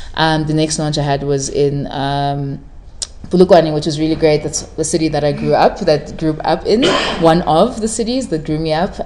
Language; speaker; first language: English; non-native, local second language; Shona